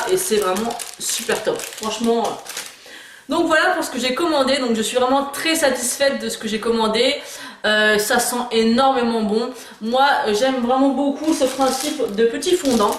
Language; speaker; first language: French; native; French